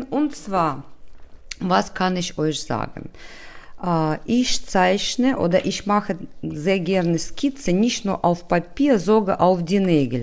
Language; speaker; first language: German; non-native, learner; Russian